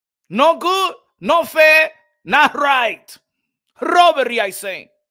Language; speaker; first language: English; early bilingual, other home language; Spanish